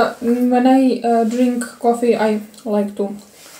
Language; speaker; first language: English; non-native, fluent; Serbian